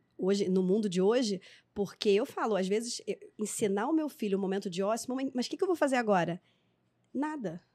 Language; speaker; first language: Portuguese; native; Portuguese